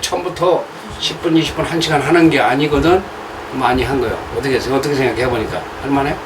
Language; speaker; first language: Korean; native; Korean